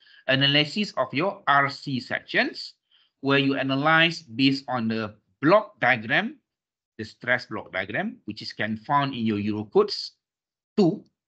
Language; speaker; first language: English; non-native, local second language; Malay